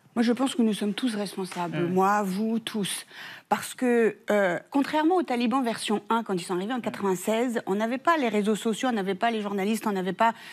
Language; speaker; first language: French; early bilingual, other home language; Persian